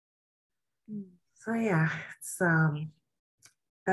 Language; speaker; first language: English; non-native, local second language; Yoruba